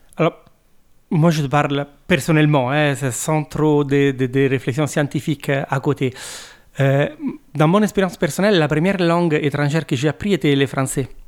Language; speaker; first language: French; non-native, fluent; Italian